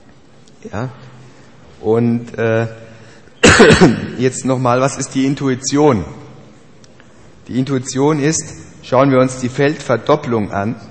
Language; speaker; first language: German; native; German